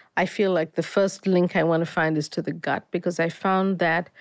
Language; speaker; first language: English; native; English